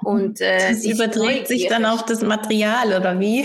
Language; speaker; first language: German; native; German